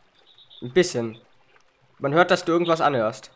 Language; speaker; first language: German; native; German